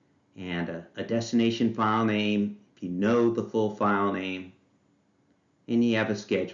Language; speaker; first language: English; native; English